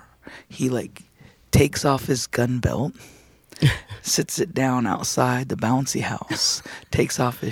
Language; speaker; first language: English; native; English